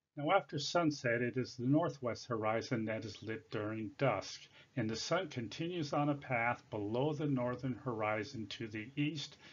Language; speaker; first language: English; native; English